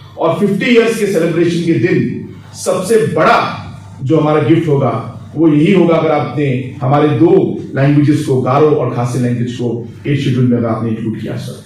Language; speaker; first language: Hindi; non-native, local second language; Garo